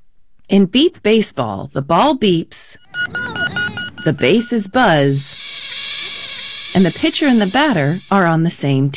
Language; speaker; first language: English; native; English